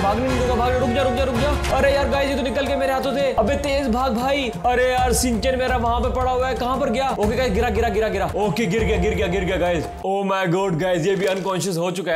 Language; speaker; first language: Hindi; native; Hindi